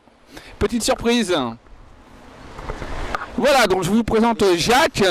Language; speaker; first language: French; native; French